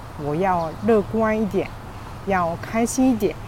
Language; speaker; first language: Chinese; non-native, fluent; Japanese